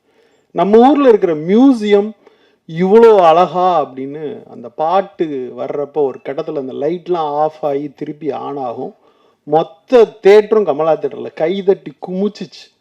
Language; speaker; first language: Tamil; native; Tamil